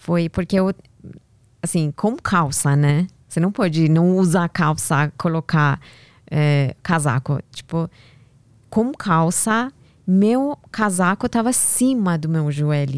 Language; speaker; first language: Portuguese; non-native, learner; Persian